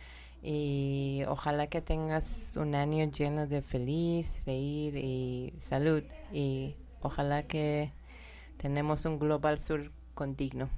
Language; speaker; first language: Spanish; non-native, learner; Persian